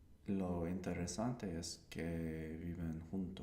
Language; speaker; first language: Spanish; non-native, learner; English